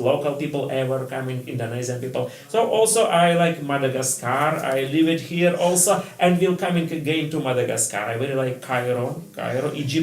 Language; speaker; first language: English; non-native, learner; Russian